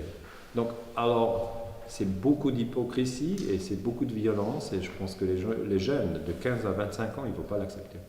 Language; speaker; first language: French; non-native, fluent; German